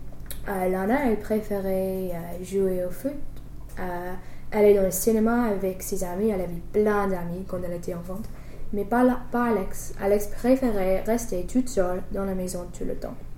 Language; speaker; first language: French; non-native, fluent; English